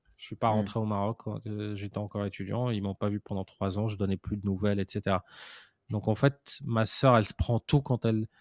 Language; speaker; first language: French; non-native, local second language; Arabic